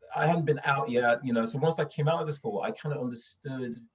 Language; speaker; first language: English; non-native, fluent; Swedish